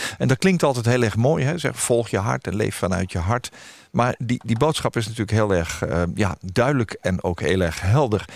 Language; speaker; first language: Dutch; native; Dutch